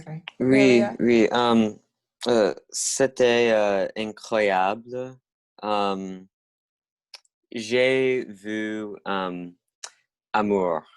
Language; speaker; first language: French; non-native, learner; English